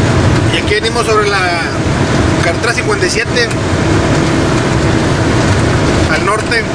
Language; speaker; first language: Spanish; native; Spanish